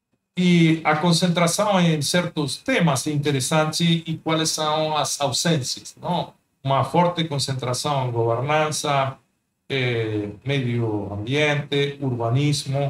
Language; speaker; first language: Portuguese; non-native, fluent; Spanish